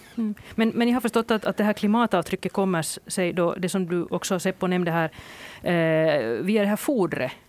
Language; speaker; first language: Swedish; native; Swedish